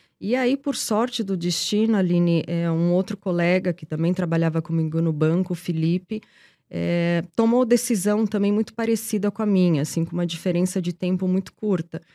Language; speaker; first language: Portuguese; native; Portuguese